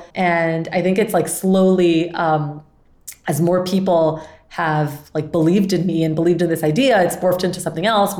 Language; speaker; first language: English; non-native, fluent; Spanish